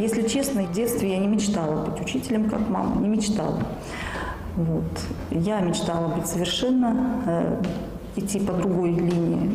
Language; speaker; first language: Russian; native; Russian